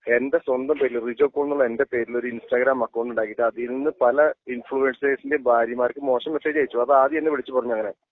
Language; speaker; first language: Malayalam; native; Malayalam